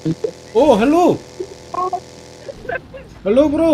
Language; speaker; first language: English; non-native, learner; Korean